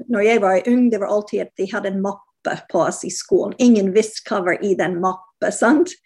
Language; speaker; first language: Norwegian; non-native, fluent; English